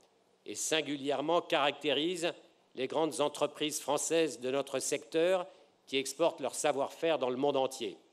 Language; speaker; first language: French; native; French